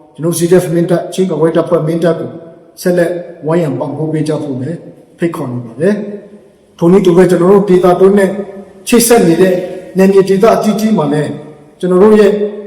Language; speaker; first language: Burmese; non-native, local second language; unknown